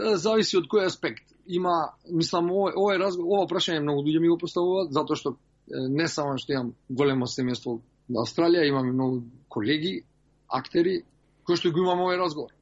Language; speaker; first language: Macedonian; early bilingual, heritage; Macedonian